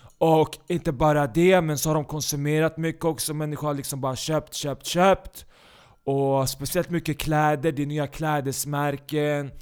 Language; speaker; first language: Swedish; early bilingual, other home language; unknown